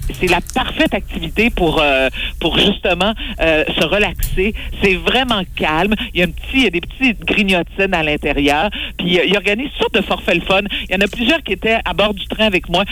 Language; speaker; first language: French; native; French